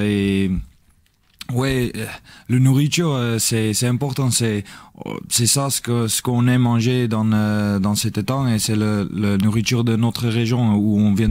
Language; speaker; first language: French; non-native, learner; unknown